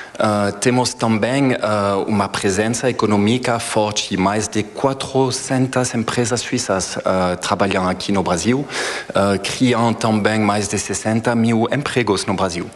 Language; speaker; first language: Portuguese; non-native, fluent; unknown